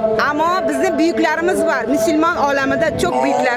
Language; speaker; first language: Turkish; non-native, learner; Uzbek